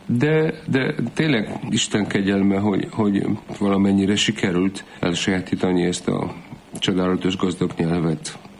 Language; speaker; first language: Hungarian; non-native, fluent; Polish